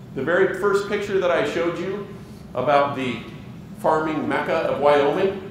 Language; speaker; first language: English; native; English